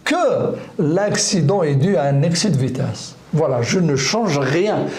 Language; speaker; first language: French; non-native, local second language; Arabic